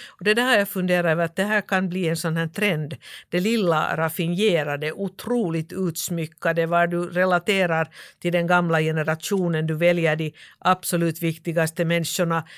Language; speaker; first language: Swedish; native; Swedish